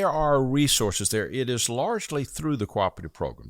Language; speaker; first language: English; native; English